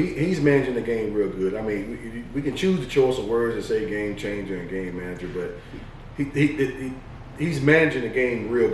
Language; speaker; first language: English; native; English